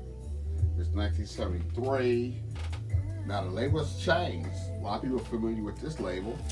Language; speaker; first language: English; native; English